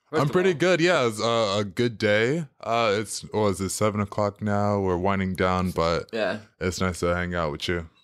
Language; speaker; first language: English; native; English